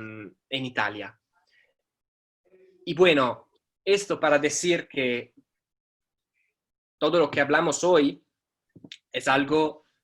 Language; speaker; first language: Spanish; non-native, fluent; Italian